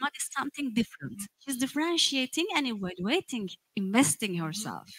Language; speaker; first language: English; non-native, fluent; Turkish